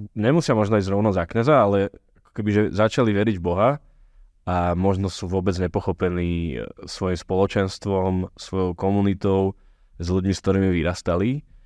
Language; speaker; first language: Slovak; native; Slovak